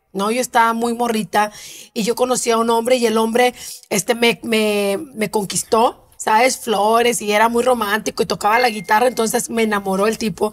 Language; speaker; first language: Spanish; native; Spanish